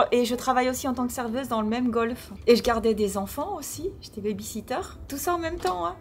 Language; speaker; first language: French; early bilingual, other home language; Portuguese